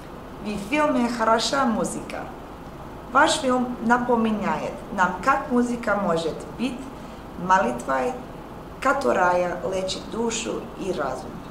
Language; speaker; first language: Russian; non-native, learner; Serbian